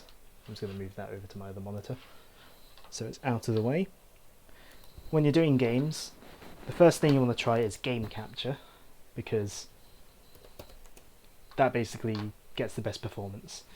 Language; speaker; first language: English; native; English